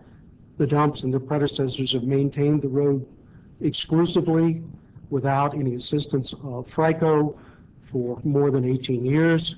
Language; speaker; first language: English; native; English